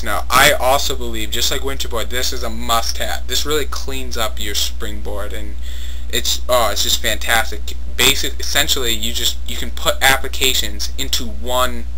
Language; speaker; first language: English; native; English